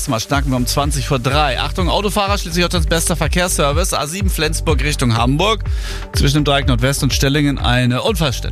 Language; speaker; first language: German; native; German